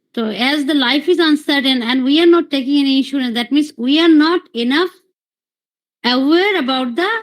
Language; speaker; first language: English; non-native, local second language; Bangla